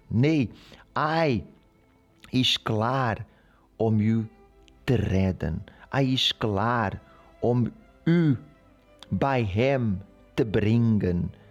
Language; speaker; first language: Dutch; non-native, learner; Portuguese